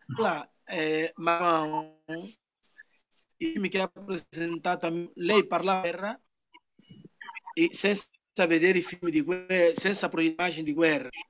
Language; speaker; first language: Italian; non-native, learner; Portuguese